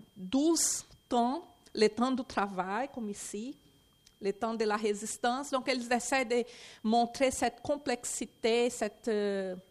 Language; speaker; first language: French; non-native, fluent; Portuguese